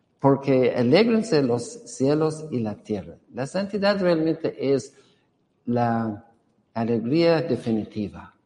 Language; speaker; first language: Spanish; non-native, fluent; English